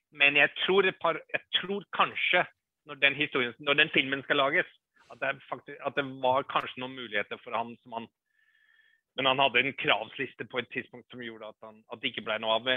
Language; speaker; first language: Norwegian; early bilingual, other home language; English